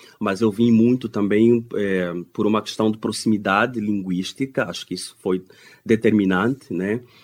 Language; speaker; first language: Portuguese; non-native, local second language; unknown